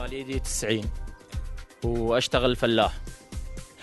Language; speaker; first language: Arabic; native; Arabic